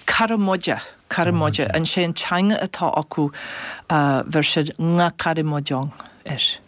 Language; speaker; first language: Irish; non-native, fluent; English